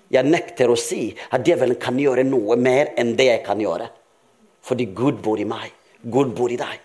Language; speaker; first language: Norwegian; non-native, fluent; Rundi